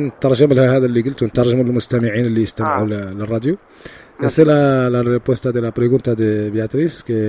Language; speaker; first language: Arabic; native; Arabic